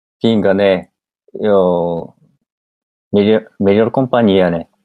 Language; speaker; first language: Portuguese; non-native, learner; Japanese